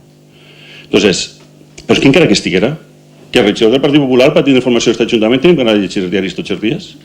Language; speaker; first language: Catalan; native; Catalan